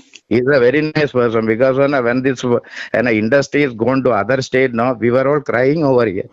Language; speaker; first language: English; non-native, local second language; Malayalam